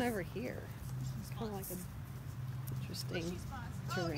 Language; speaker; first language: English; native; English